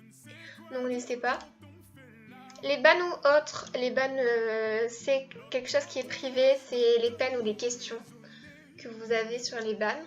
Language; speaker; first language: French; native; French